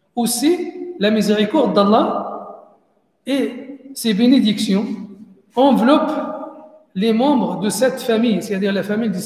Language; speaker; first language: French; non-native, local second language; Arabic